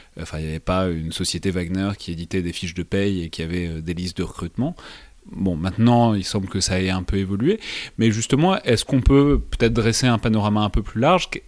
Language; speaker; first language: French; native; French